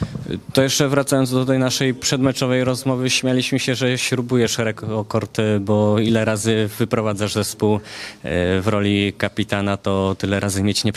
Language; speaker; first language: Polish; native; Polish